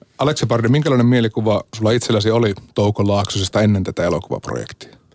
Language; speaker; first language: Finnish; native; Finnish